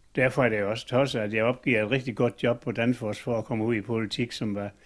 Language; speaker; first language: Danish; native; Danish